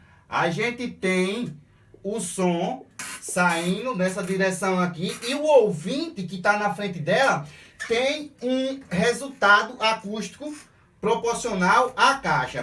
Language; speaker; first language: Portuguese; native; Portuguese